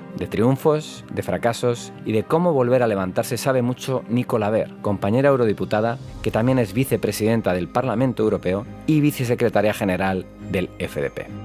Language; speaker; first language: Spanish; native; Spanish